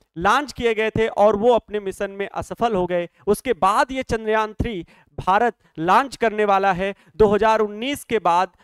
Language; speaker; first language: Hindi; native; Hindi